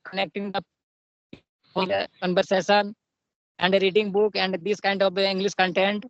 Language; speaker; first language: English; non-native, learner; Hindi